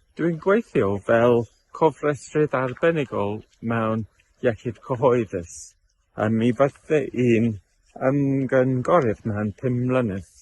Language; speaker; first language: Welsh; non-native, learner; English